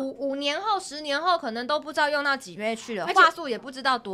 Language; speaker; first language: Chinese; native; Chinese